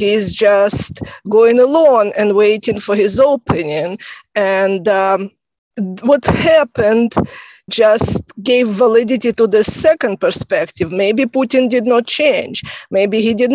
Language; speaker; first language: English; non-native, fluent; Russian